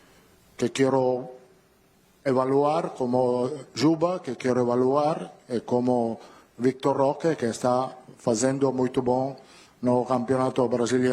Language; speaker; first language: Portuguese; non-native, learner; Italian